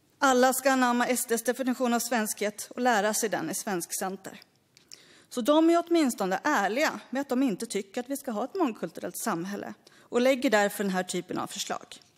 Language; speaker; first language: Swedish; early bilingual, other home language; Greek